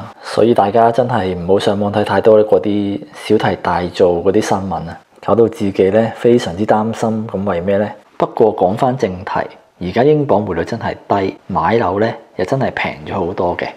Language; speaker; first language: Cantonese; native; Cantonese